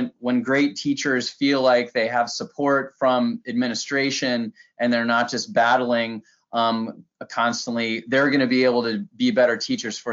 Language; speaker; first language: English; native; English